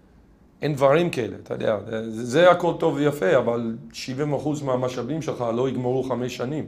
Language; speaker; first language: Hebrew; non-native, fluent; English